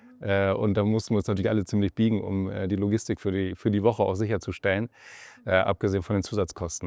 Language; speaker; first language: German; native; German